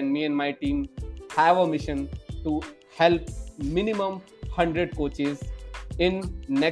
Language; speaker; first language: English; non-native, local second language; Hindi